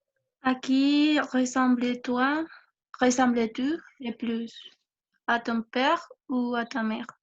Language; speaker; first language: French; non-native, learner; Spanish